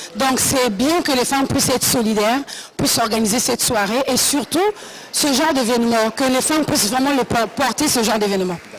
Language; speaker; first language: French; non-native, local second language; Lingala